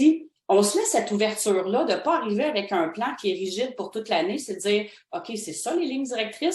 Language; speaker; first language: French; native; French